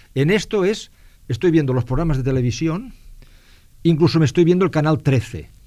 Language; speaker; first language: Spanish; non-native, local second language; Catalan